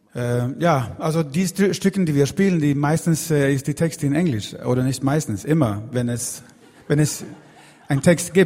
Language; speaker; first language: German; non-native, learner; Swedish